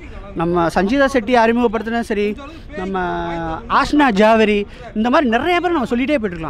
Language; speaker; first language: Tamil; native; Tamil